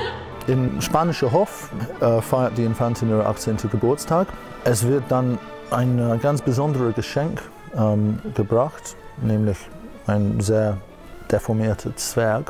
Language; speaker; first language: German; non-native, fluent; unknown